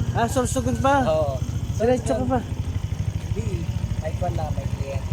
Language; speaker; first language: Filipino; native; Filipino